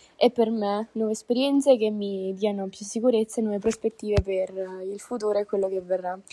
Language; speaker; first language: Italian; native; Italian